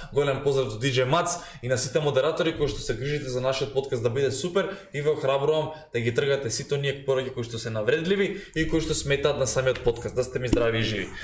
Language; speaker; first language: Macedonian; native; Macedonian